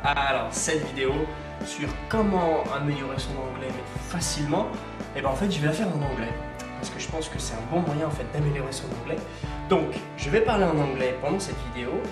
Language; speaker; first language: French; non-native, fluent; English